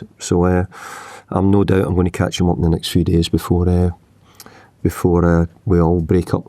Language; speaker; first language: English; native; English